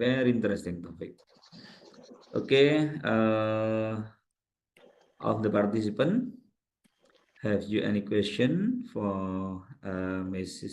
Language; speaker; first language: English; non-native, local second language; Indonesian